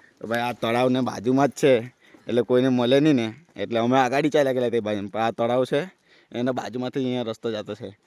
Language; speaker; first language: Gujarati; native; Gujarati